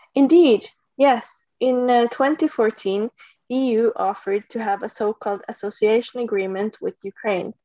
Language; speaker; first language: English; non-native, fluent; Norwegian